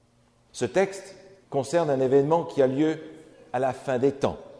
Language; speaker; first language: French; native; French